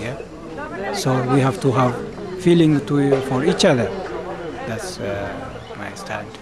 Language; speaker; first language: English; non-native, learner; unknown